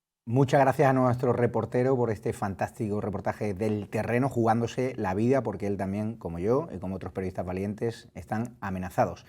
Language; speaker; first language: Spanish; native; Spanish